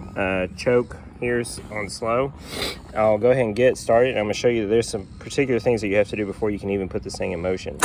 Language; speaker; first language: English; native; English